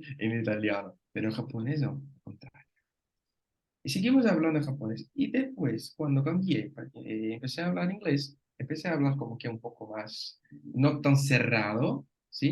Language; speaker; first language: Spanish; non-native, fluent; Portuguese